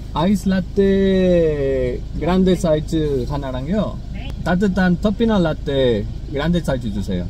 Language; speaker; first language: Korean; non-native, learner; Spanish